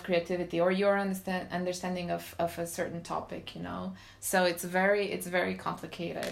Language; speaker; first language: English; non-native, fluent; Romanian